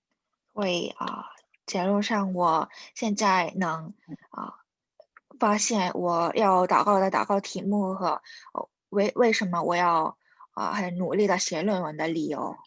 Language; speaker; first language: Chinese; non-native, fluent; Korean